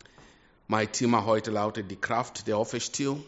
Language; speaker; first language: German; non-native, fluent; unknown